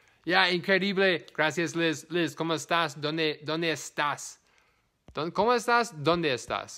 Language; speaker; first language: Spanish; non-native, learner; English